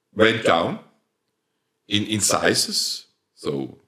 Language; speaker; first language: English; non-native, fluent; German